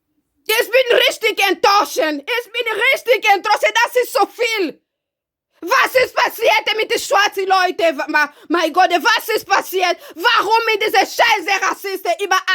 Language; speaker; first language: German; non-native, learner; Lingala